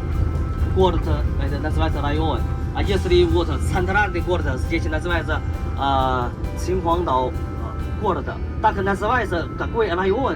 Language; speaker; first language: Russian; non-native, learner; Chinese